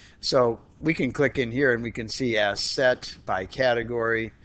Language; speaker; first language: English; native; English